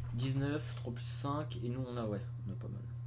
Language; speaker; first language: French; native; French